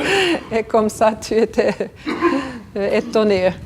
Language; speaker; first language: French; non-native, fluent; Swedish